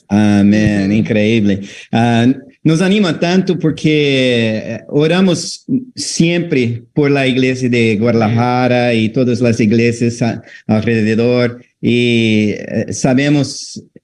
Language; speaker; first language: Spanish; non-native, fluent; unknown